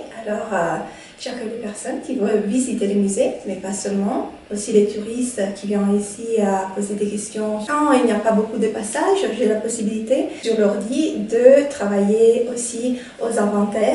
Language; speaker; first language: French; non-native, fluent; Italian